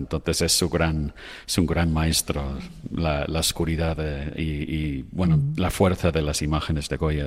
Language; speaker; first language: Spanish; non-native, fluent; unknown